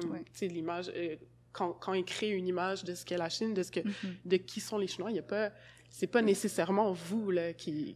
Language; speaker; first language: French; native; French